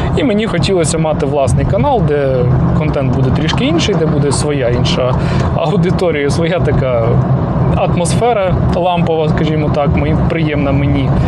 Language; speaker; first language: Ukrainian; non-native, local second language; Russian